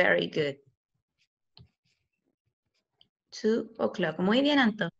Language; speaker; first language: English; non-native, fluent; Spanish